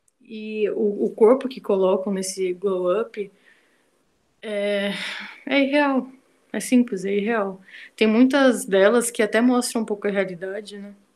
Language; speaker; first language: Portuguese; native; Portuguese